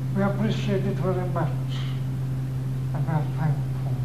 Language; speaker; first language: English; non-native, fluent; Latvian